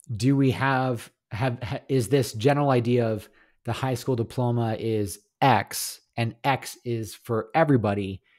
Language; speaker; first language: English; native; English